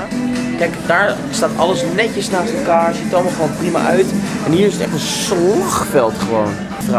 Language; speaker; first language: Dutch; native; Dutch